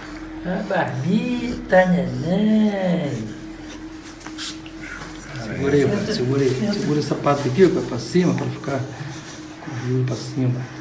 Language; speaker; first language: Portuguese; native; Portuguese